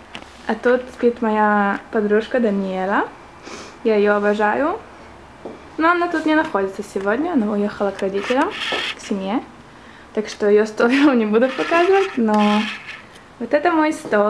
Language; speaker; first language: Russian; early bilingual, heritage; Russian